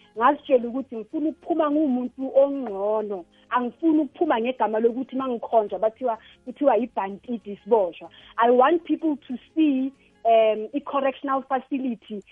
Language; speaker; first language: Zulu; non-native, local second language; Northern Sotho